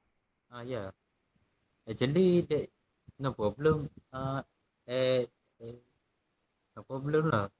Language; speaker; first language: English; non-native, local second language; Malay